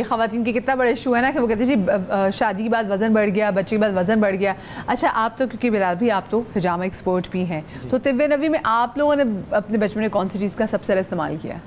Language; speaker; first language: Urdu; native; Urdu